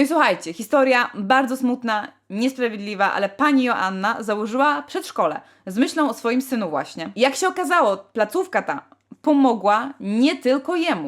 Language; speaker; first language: Polish; native; Polish